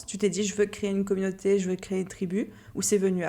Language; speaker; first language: French; native; French